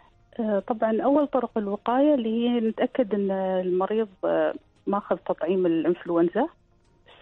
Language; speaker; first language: Arabic; native; Arabic